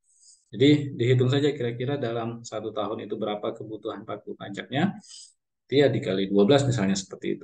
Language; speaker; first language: Indonesian; native; Indonesian